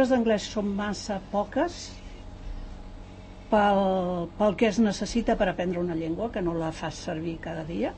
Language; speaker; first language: Catalan; native; Catalan